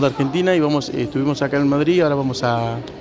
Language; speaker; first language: Spanish; native; Spanish